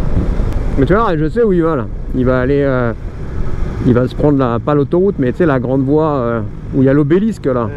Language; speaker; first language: French; native; French